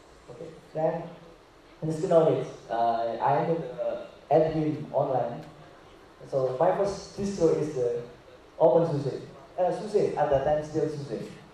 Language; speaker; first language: English; non-native, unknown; Indonesian